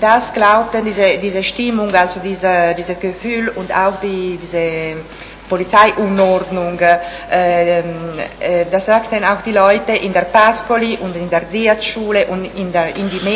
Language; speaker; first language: German; non-native, learner; Italian